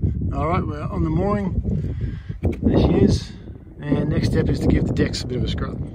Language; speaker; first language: English; native; English